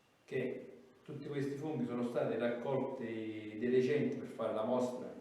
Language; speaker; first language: Italian; native; Italian